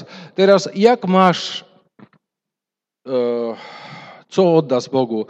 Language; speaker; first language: Polish; non-native, fluent; Russian